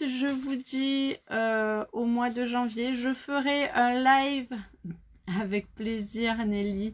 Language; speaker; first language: French; native; French